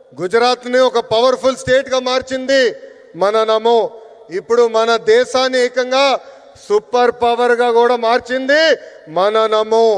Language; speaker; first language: Telugu; native; Telugu